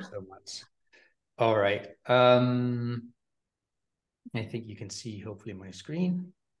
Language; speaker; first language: English; non-native, fluent; Danish